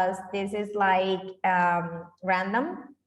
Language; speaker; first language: English; non-native, fluent; Spanish